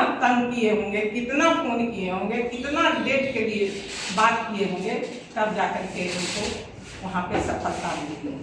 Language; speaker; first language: Hindi; native; Hindi